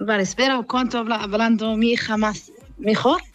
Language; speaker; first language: Spanish; non-native, learner; Arabic